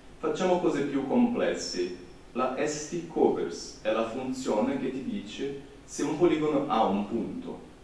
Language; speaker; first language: Italian; non-native, fluent; Portuguese